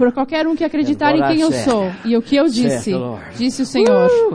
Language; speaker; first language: Portuguese; native; Portuguese